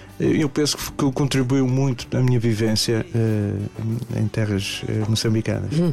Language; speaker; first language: Portuguese; native; Portuguese